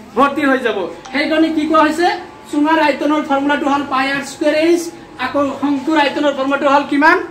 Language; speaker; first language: Assamese; non-native, local second language; Bangla